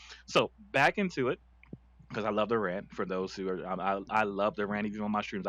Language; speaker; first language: English; native; English